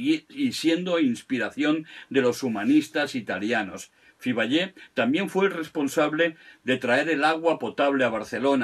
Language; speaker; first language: Spanish; non-native, local second language; Catalan